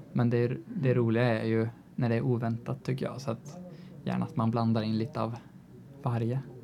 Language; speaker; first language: Swedish; native; Swedish